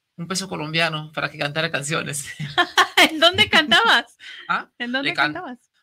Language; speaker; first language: Spanish; native; Spanish